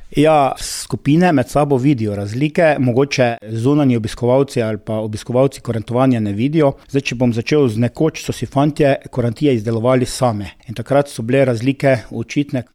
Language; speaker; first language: Slovenian; native; Slovenian